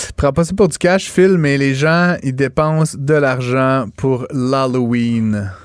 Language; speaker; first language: French; native; French